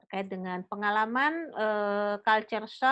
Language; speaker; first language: Indonesian; native; Indonesian